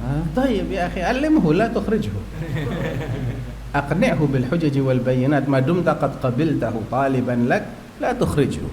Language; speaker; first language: Arabic; non-native, fluent; Indonesian